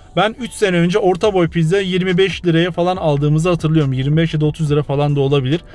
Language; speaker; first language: Turkish; native; Turkish